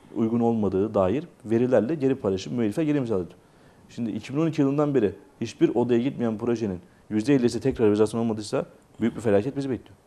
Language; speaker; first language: Turkish; native; Turkish